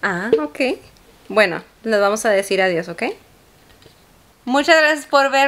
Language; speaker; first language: Spanish; early bilingual, heritage; Spanish